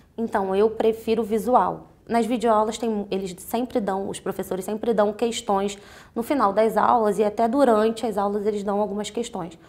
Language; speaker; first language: Portuguese; native; Portuguese